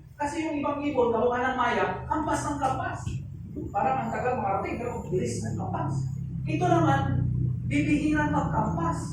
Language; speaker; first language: Filipino; non-native, local second language; Hiligaynon